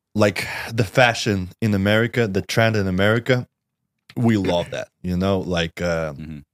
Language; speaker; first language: English; non-native, learner; Russian